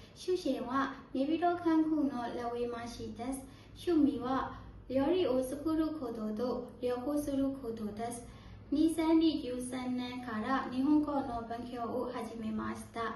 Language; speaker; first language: Japanese; non-native, learner; Burmese